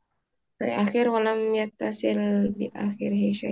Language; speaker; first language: Arabic; non-native, learner; Indonesian